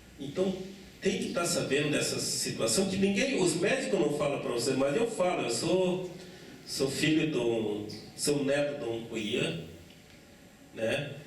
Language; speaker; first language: Portuguese; non-native, local second language; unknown